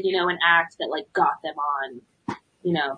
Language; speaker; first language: English; native; English